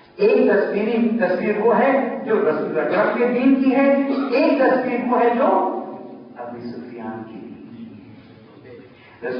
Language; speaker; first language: Urdu; non-native, local second language; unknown